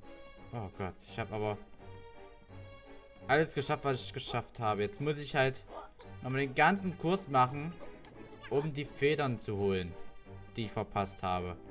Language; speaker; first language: German; native; German